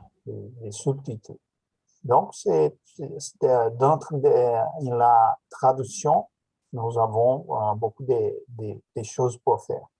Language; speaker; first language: French; non-native, learner; Portuguese